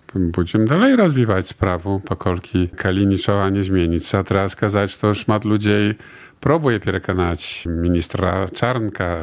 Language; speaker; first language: Polish; non-native, local second language; Belarusian